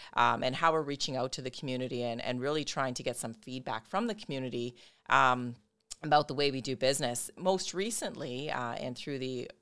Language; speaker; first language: English; native; English